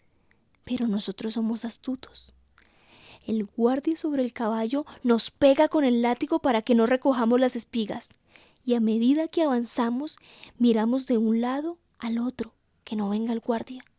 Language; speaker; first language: Spanish; native; Spanish